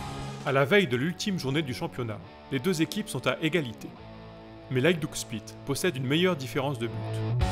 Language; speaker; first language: French; native; French